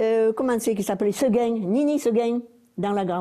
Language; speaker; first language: French; native; French